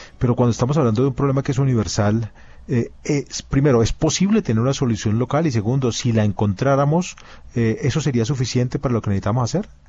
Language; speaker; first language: Spanish; native; Spanish